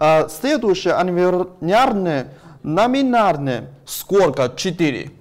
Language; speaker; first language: Russian; non-native, learner; Chinese